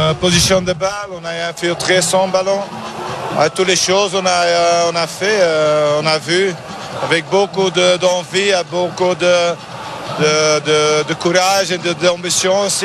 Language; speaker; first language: French; non-native, learner; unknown